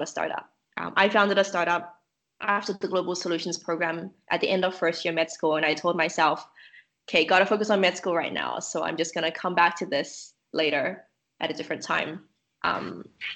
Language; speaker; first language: English; native; English